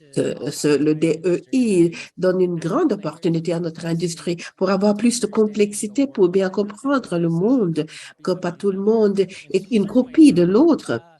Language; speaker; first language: French; non-native, fluent; English